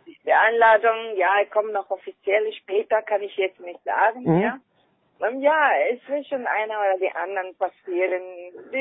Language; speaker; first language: German; non-native, fluent; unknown